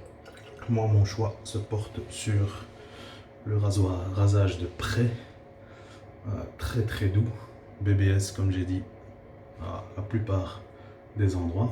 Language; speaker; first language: French; native; French